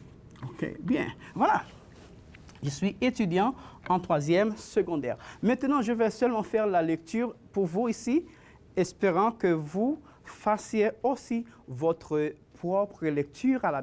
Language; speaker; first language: French; non-native, fluent; Spanish